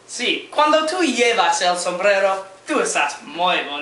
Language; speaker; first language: Spanish; non-native, learner; English